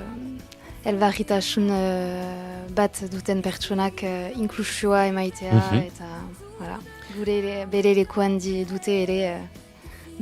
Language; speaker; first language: Basque; non-native, local second language; French